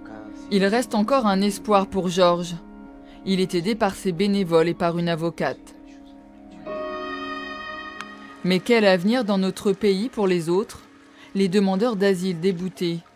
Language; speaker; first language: French; native; French